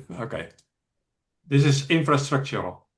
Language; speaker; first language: English; non-native, fluent; Dutch